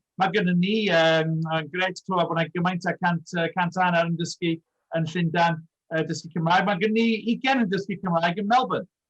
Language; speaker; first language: Welsh; early bilingual, heritage; Welsh